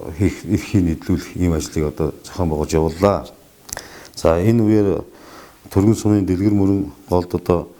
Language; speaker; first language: Mongolian; native; Mongolian